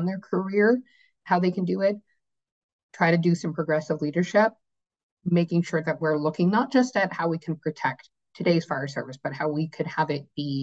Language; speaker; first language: English; native; English